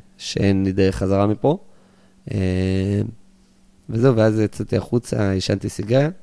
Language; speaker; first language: Hebrew; early bilingual, other home language; English